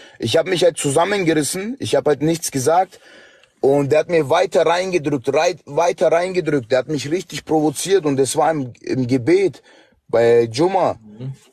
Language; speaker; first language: German; early bilingual, other home language; Turkish